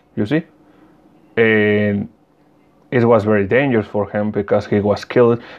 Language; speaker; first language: English; non-native, learner; Spanish